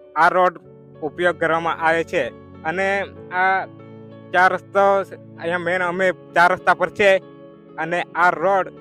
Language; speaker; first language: Gujarati; non-native, local second language; Kukna